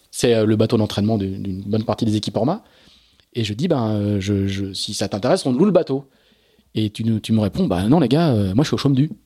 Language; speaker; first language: French; native; French